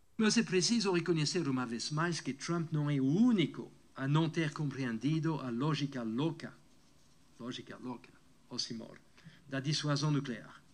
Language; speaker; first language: Portuguese; non-native, fluent; French